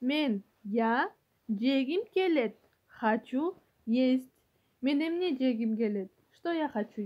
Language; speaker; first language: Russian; non-native, local second language; Kyrgyz